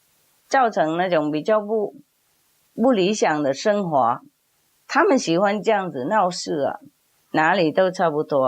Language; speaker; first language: Chinese; non-native, fluent; Vietnamese